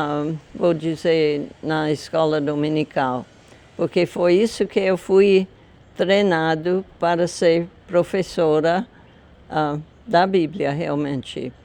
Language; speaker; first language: Portuguese; non-native, fluent; English